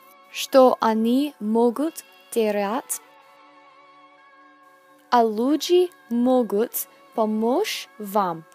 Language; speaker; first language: Russian; non-native, learner; English